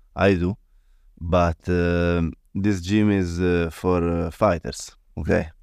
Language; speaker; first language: English; non-native, learner; Italian